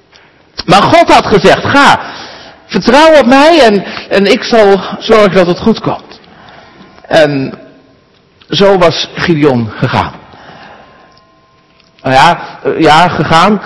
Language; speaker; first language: Dutch; native; Dutch